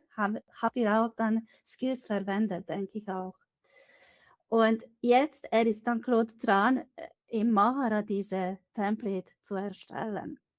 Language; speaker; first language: German; non-native, fluent; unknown